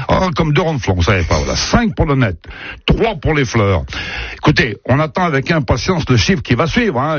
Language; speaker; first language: French; native; French